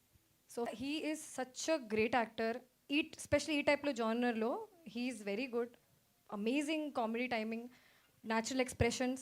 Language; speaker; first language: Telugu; non-native, fluent; Hindi